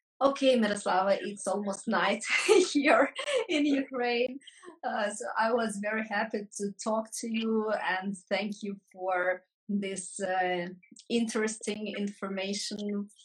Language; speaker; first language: English; non-native, fluent; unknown